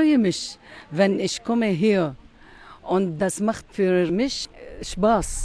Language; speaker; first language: German; non-native, learner; Arabic